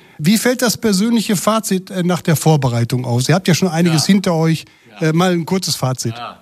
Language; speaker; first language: German; native; German